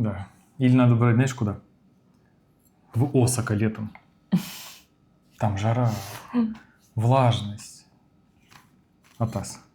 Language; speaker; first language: Russian; native; Russian